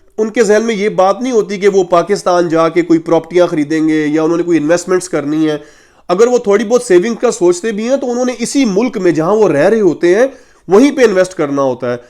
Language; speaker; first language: Urdu; native; Urdu